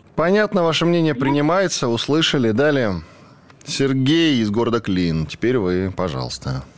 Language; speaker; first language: Russian; native; Russian